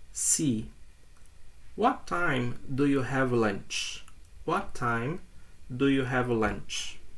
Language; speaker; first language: English; non-native, fluent; Portuguese